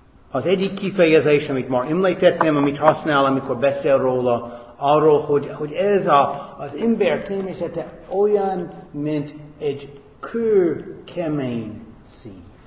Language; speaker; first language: Hungarian; non-native, fluent; English